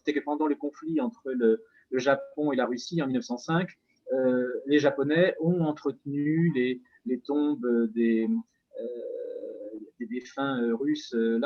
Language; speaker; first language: French; native; French